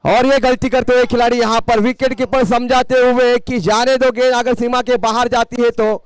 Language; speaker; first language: Hindi; non-native, local second language; Marathi